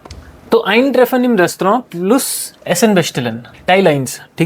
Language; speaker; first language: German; non-native, fluent; Hindi